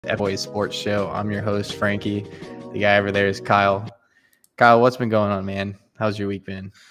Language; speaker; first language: English; native; English